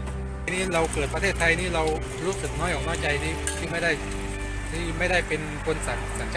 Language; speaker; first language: Thai; native; Thai